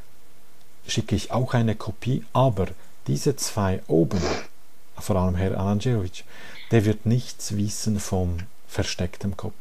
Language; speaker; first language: German; non-native, fluent; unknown